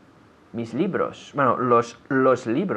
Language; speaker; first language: Spanish; non-native, fluent; English